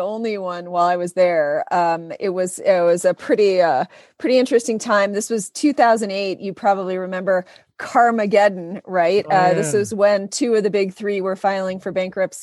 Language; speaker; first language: English; native; English